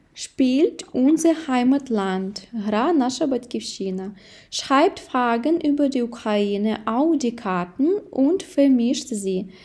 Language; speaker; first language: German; non-native, fluent; Ukrainian